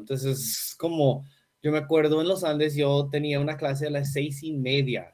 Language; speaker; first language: Spanish; non-native, fluent; English